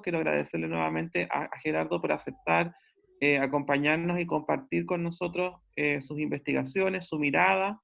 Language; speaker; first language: Spanish; native; Spanish